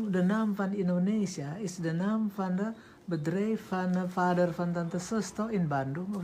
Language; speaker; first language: Dutch; non-native, learner; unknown